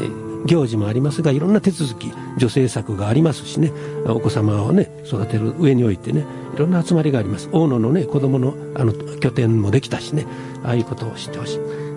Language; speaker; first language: Japanese; native; Japanese